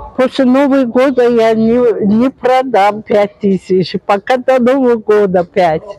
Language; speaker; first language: Russian; non-native, local second language; Azerbaijani